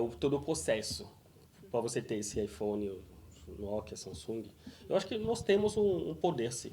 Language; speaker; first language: Portuguese; non-native, fluent; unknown